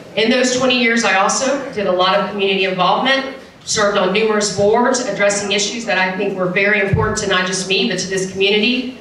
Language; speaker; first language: English; native; English